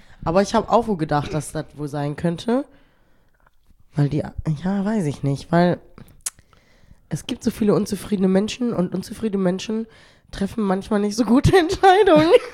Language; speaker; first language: German; native; German